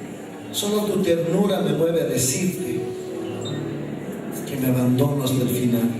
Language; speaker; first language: Spanish; native; Spanish